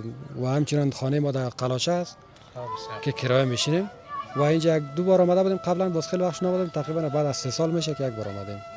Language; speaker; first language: Persian; native; Persian